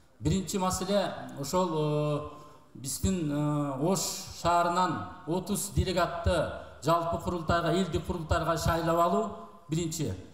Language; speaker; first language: Kyrgyz; native; Kyrgyz